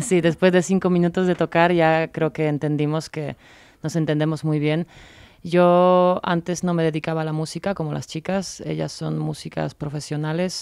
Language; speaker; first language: Spanish; non-native, fluent; Polish